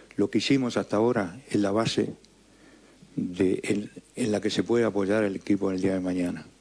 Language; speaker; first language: Spanish; native; Spanish